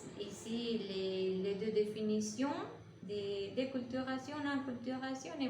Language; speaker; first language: French; non-native, learner; Spanish